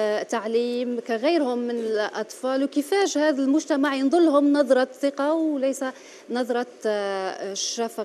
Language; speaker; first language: Arabic; native; Arabic